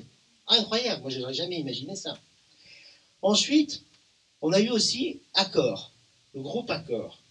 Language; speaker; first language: French; native; French